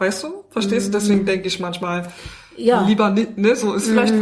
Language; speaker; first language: German; native; German